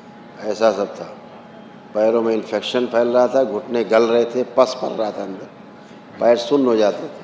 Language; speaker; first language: Hindi; native; Hindi